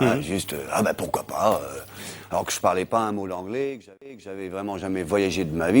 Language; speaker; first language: French; native; French